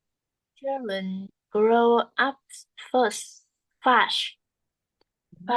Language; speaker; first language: English; non-native, learner; Vietnamese